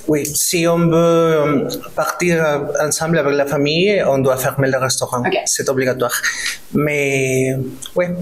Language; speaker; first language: French; non-native, fluent; Spanish